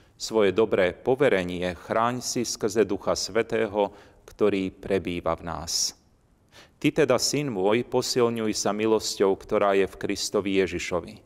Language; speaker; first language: Slovak; native; Slovak